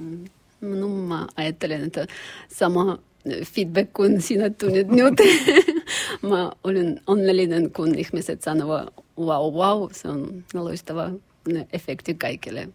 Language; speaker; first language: Finnish; non-native, learner; Russian